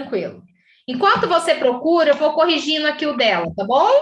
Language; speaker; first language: Portuguese; native; Portuguese